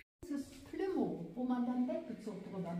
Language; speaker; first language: German; native; German